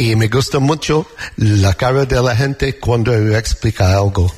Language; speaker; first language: Spanish; non-native, learner; English